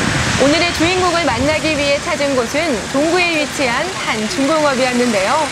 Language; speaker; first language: Korean; native; Korean